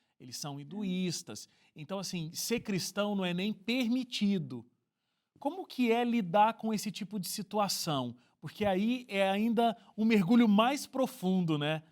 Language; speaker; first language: Portuguese; native; Portuguese